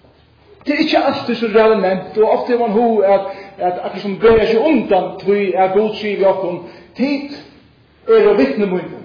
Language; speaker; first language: Swedish; non-native, learner; Faroese